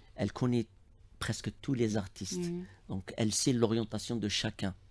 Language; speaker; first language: French; non-native, local second language; Arabic